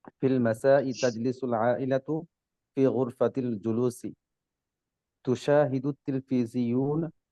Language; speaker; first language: Arabic; non-native, learner; Bangla